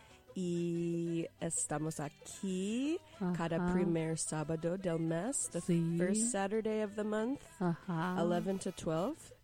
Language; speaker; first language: Spanish; non-native, learner; English